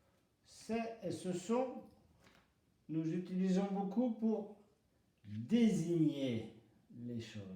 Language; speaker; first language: French; non-native, fluent; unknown